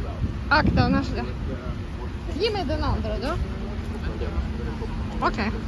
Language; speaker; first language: Swedish; non-native, learner; Russian